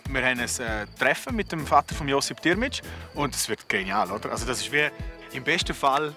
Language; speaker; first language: German; native; German